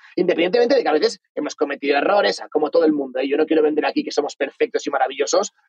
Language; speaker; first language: Spanish; native; Spanish